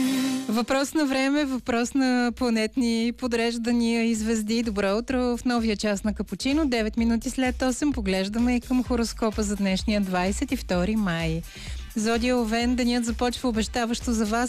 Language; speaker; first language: Bulgarian; native; Bulgarian